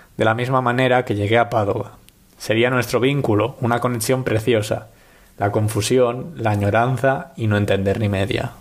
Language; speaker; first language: Spanish; native; Spanish